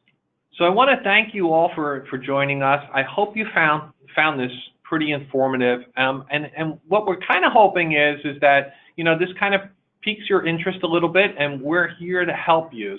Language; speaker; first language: English; native; English